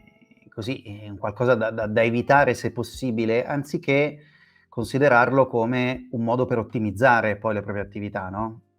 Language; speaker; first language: Italian; native; Italian